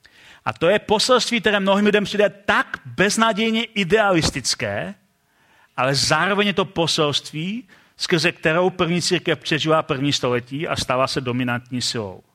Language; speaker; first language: Czech; native; Czech